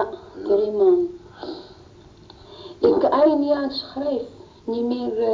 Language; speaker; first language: Dutch; non-native, learner; Arabic